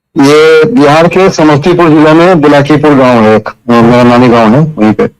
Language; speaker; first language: Hindi; native; Hindi